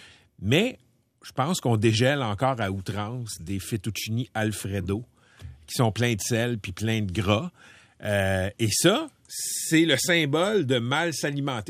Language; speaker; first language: French; native; French